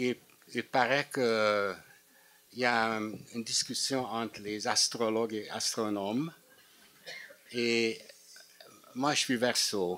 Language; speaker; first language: French; non-native, fluent; Hungarian